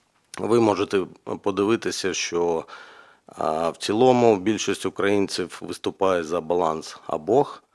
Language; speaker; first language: Ukrainian; native; Ukrainian